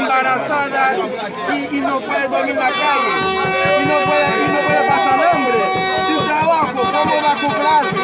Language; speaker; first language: Spanish; non-native, fluent; Haitian Creole